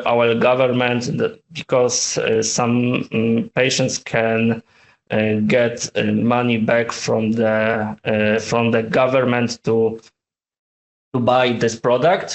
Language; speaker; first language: English; non-native, fluent; Polish